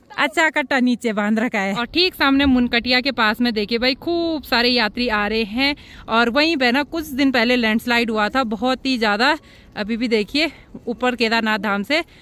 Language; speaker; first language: Hindi; native; Hindi